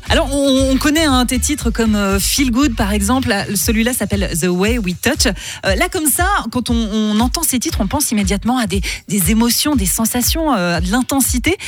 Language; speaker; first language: French; native; French